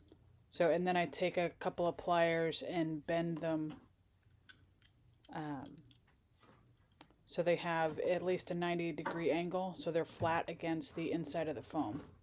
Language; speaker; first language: English; native; English